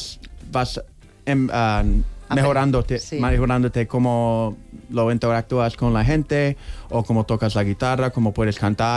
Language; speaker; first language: Spanish; non-native, learner; English